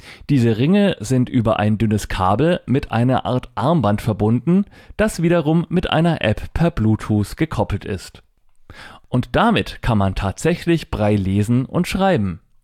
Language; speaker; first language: German; native; German